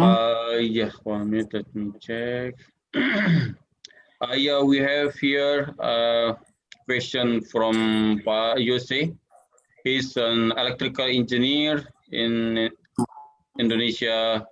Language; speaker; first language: English; non-native, learner; Indonesian